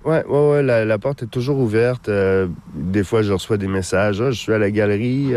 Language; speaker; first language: French; native; French